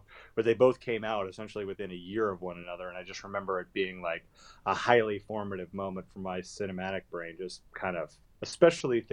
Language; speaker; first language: English; native; English